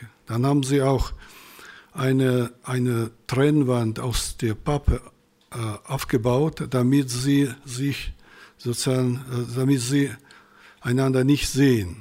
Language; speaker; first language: German; non-native, fluent; Russian